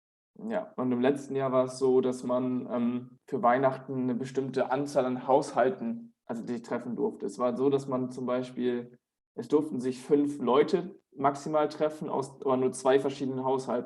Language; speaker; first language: German; native; German